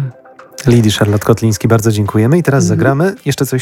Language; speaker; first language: Polish; native; Polish